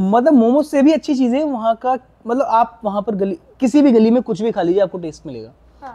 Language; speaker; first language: Hindi; native; Hindi